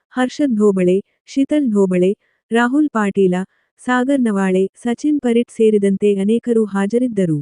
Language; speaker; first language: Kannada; non-native, local second language; Marathi